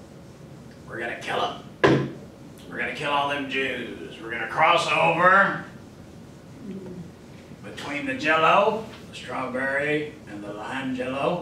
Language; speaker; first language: English; native; English